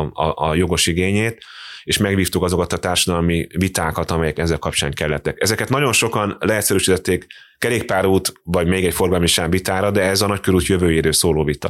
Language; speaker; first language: Hungarian; native; Hungarian